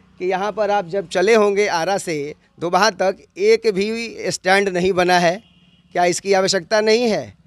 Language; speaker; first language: Hindi; native; Hindi